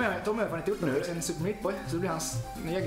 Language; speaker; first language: Swedish; native; Swedish